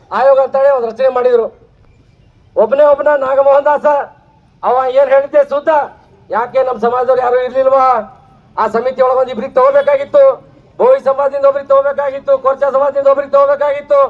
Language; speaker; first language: Kannada; non-native, local second language; Lambadi